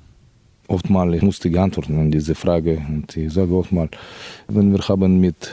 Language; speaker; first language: German; non-native, fluent; Russian